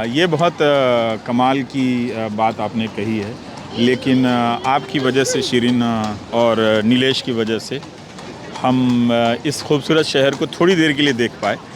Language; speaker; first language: Hindi; native; Hindi